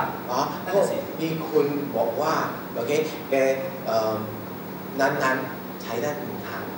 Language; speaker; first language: Thai; non-native, learner; Chinese